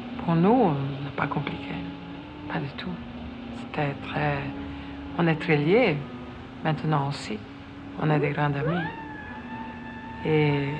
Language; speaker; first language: French; non-native, fluent; Italian